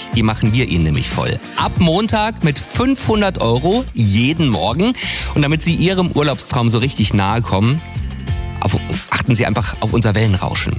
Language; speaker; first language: German; native; German